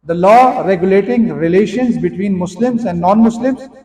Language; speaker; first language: English; non-native, local second language; Urdu